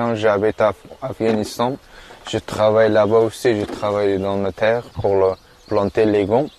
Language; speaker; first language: French; non-native, learner; Persian